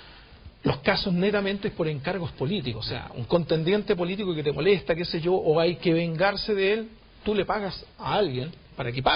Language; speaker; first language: Spanish; native; Spanish